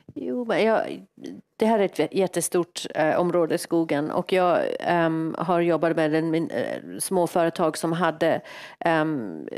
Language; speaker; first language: Swedish; non-native, fluent; English